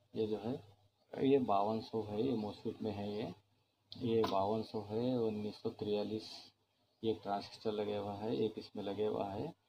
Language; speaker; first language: Hindi; non-native, local second language; Urdu